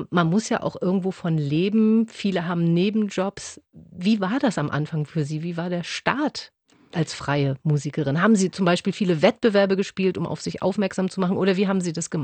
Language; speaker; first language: German; native; German